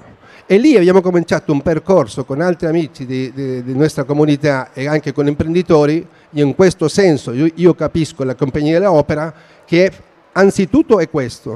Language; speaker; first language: Italian; non-native, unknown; Spanish